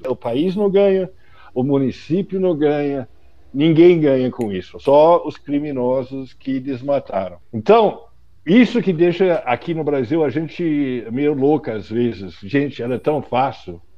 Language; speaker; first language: Portuguese; non-native, fluent; English